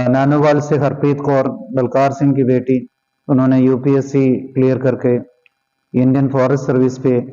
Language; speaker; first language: Hindi; non-native, local second language; Punjabi